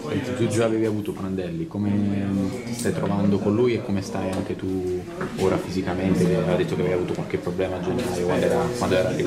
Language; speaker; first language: Italian; native; Italian